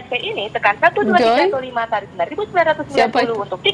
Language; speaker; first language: Indonesian; non-native, learner; Russian